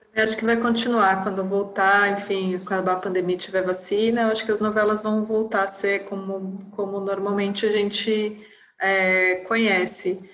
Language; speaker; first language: Portuguese; native; Portuguese